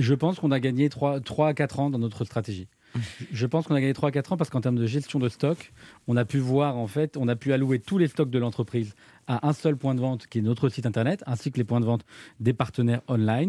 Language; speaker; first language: French; native; French